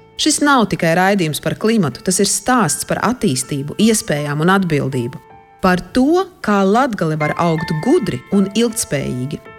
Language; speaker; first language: Latvian; native; Latvian